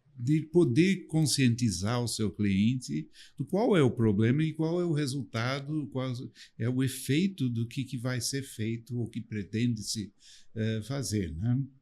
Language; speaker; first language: Portuguese; early bilingual, other home language; English